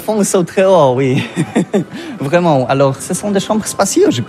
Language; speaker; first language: French; non-native, learner; Polish